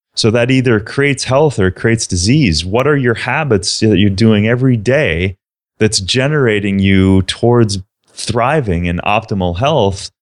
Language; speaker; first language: English; native; English